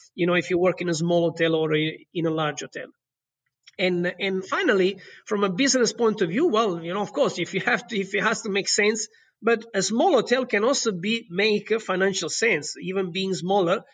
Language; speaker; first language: English; non-native, fluent; Italian